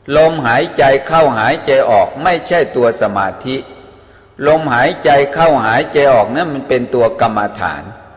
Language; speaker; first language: Thai; native; Thai